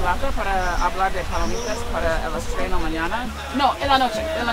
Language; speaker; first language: Spanish; non-native, learner; English